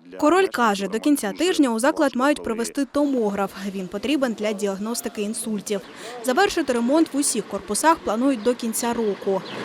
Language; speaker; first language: Ukrainian; native; Ukrainian